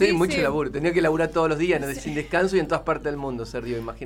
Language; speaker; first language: Spanish; native; Spanish